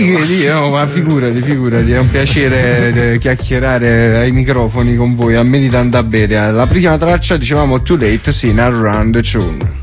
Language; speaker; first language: Italian; native; Italian